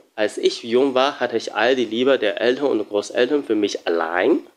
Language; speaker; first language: German; non-native, fluent; Chinese